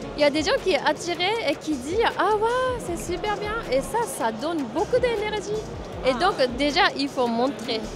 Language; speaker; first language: French; non-native, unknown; Japanese